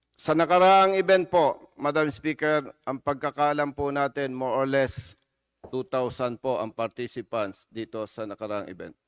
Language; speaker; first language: Filipino; native; Filipino